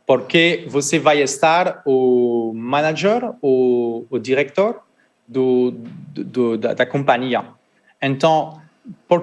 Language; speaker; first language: Portuguese; non-native, learner; French